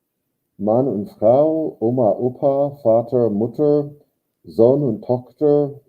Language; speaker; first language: German; non-native, fluent; English